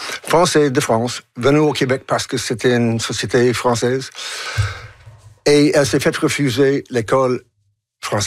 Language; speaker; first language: French; non-native, local second language; English